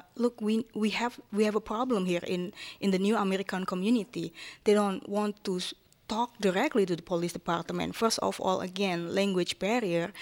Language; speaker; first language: English; non-native, fluent; Japanese